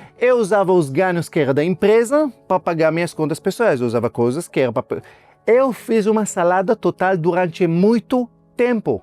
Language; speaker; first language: Portuguese; non-native, fluent; Hebrew